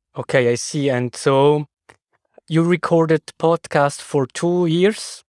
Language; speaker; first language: English; non-native, fluent; Swiss German